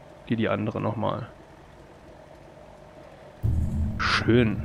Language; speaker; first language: German; native; German